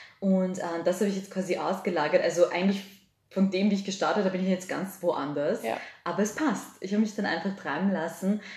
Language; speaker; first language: German; early bilingual, other home language; Serbian